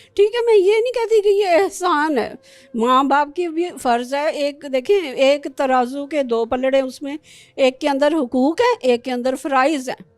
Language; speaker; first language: Urdu; non-native, local second language; Pashto